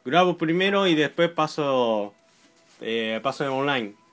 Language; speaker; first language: Spanish; non-native, learner; Japanese